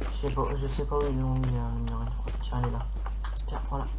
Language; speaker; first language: French; native; French